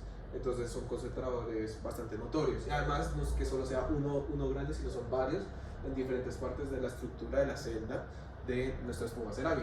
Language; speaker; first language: Spanish; native; Spanish